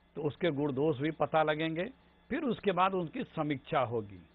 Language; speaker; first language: Hindi; native; Hindi